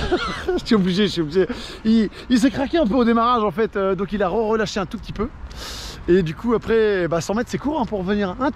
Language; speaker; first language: French; native; French